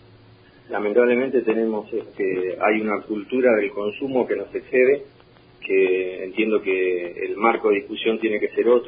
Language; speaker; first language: Spanish; native; Spanish